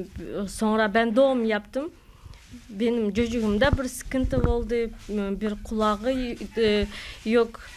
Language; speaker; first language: Turkish; non-native, learner; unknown